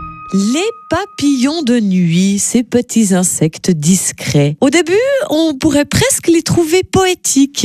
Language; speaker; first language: French; native; French